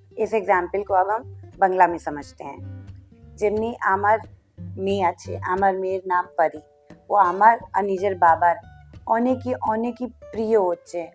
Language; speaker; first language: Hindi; non-native, local second language; Bangla